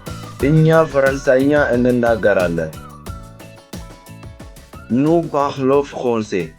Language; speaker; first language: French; non-native, fluent; Amharic